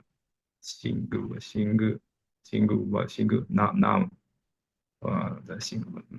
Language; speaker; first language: English; non-native, learner; Japanese